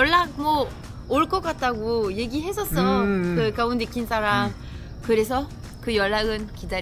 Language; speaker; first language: Korean; non-native, fluent; French